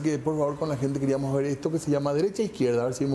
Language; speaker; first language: Spanish; native; Spanish